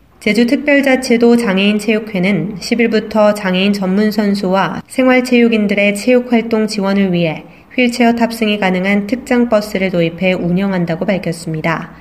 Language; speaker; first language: Korean; native; Korean